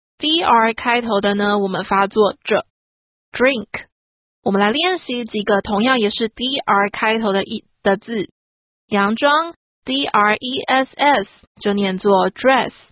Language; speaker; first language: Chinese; native; Chinese